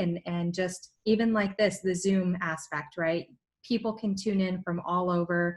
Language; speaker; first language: English; native; English